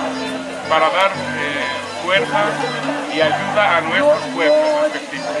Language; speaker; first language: Spanish; non-native, fluent; Greek